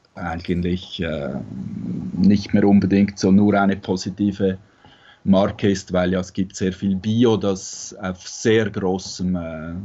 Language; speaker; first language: German; native; German